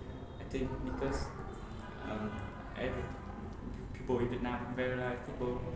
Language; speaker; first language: English; non-native, learner; Vietnamese